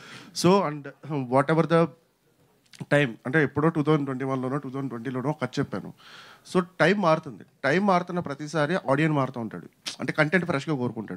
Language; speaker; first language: Telugu; native; Telugu